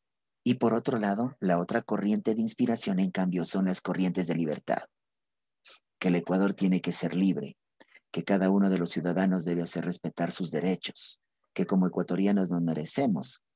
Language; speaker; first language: Spanish; native; Spanish